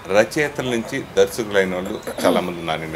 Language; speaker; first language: Telugu; native; Telugu